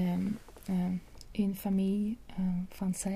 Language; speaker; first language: French; non-native, learner; Latvian